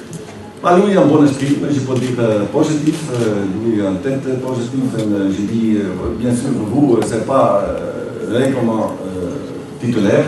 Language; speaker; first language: French; non-native, learner; Dutch